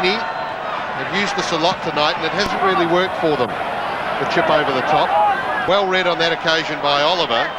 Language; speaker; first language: English; native; English